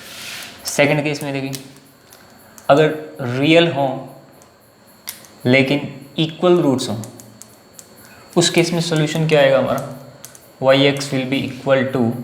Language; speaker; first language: Hindi; native; Hindi